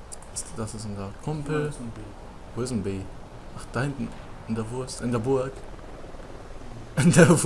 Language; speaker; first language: German; native; German